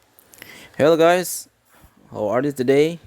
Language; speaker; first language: English; non-native, fluent; Indonesian